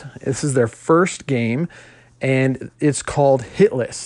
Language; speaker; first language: English; native; English